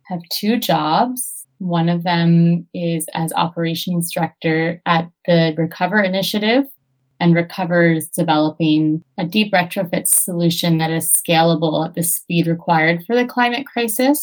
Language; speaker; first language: English; native; English